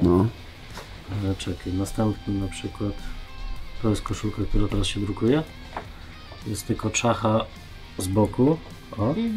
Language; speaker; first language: Polish; native; Polish